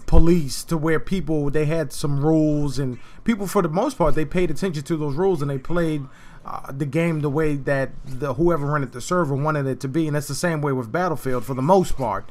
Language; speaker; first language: English; native; English